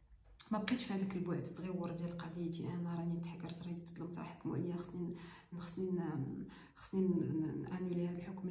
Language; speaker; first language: Arabic; native; Arabic